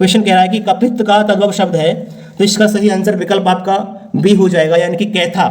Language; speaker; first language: Hindi; native; Hindi